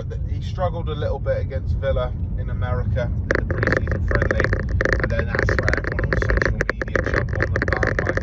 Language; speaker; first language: English; native; English